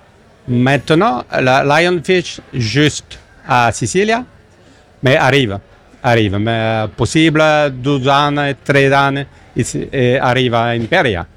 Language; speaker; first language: Italian; non-native, learner; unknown